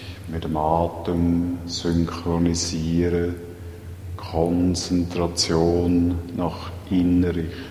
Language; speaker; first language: German; native; German